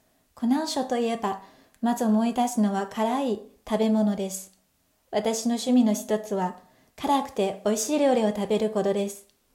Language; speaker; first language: Japanese; non-native, fluent; Chinese